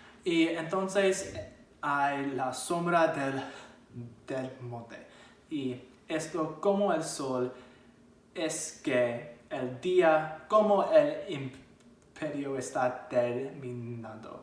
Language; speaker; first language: Spanish; non-native, learner; English